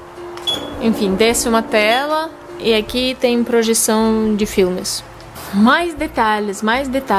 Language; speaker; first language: Portuguese; non-native, fluent; Russian